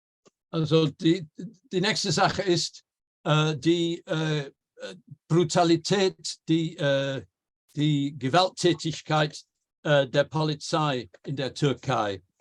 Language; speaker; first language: German; non-native, fluent; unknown